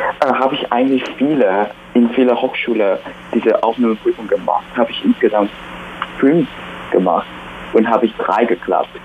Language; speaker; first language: German; non-native, fluent; Chinese